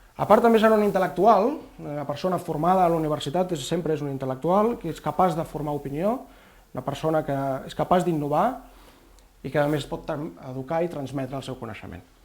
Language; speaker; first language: Catalan; native; Catalan